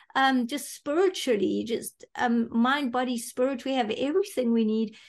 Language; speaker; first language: English; native; English